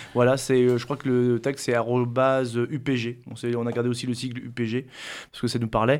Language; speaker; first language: French; native; French